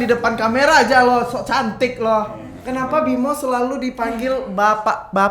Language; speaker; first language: Indonesian; native; Indonesian